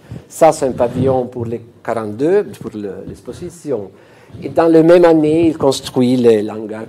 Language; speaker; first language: French; non-native, fluent; Italian